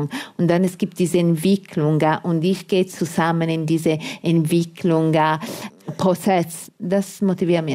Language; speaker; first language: German; non-native, fluent; Italian